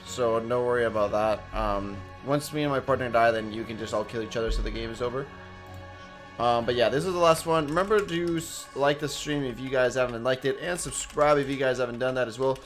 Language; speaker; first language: English; early bilingual, other home language; Spanish